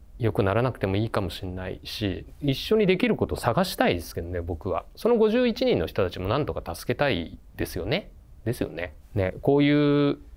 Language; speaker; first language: Japanese; native; Japanese